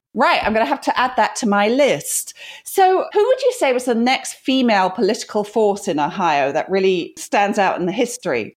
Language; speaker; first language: English; native; English